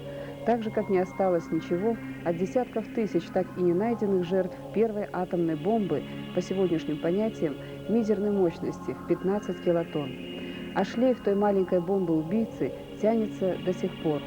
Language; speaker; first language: Russian; native; Russian